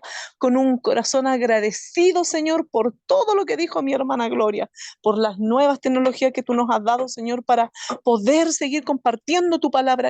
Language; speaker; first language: Spanish; native; Spanish